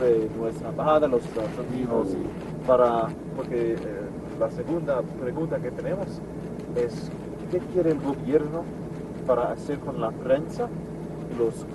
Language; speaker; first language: Spanish; non-native, fluent; English